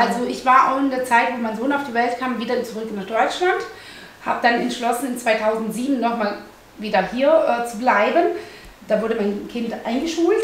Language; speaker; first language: German; early bilingual, other home language; Italian